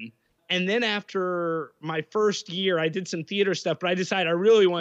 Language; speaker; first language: English; native; English